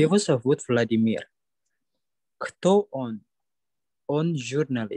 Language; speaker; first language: Russian; non-native, learner; Indonesian